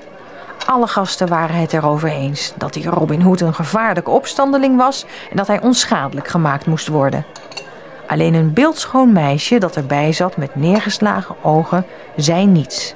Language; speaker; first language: Dutch; native; Dutch